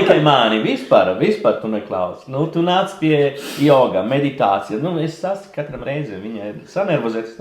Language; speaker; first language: Latvian; non-native, learner; Italian